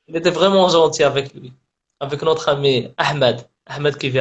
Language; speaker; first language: French; non-native, local second language; Arabic